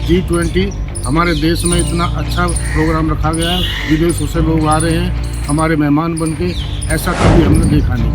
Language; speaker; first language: Hindi; native; Hindi